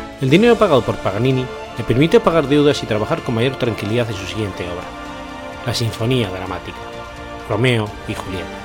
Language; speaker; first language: Spanish; native; Spanish